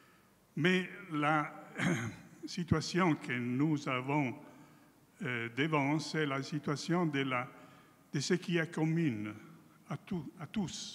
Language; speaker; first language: French; non-native, fluent; Italian